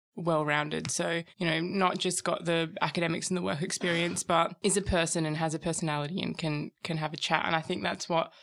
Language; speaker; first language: English; native; English